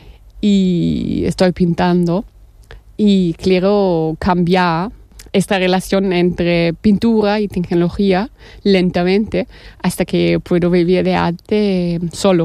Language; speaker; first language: Spanish; non-native, fluent; German